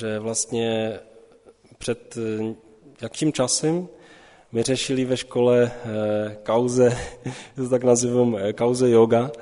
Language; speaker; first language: Czech; non-native, local second language; Polish